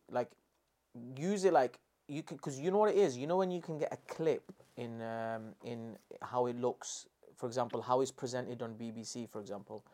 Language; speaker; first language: English; non-native, local second language; Urdu